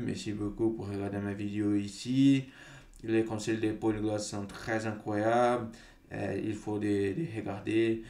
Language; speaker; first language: French; non-native, fluent; Portuguese